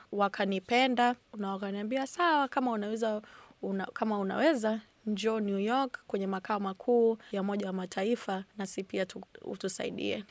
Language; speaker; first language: Swahili; native; Swahili